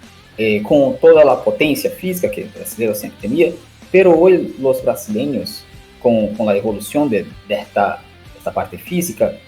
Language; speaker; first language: Spanish; non-native, learner; Portuguese